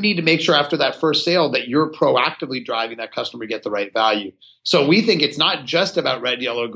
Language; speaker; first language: English; native; English